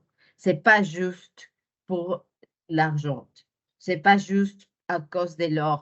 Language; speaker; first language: French; non-native, fluent; Spanish